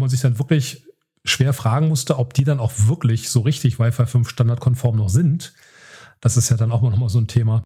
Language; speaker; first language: German; native; German